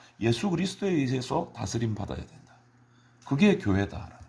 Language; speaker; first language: Korean; native; Korean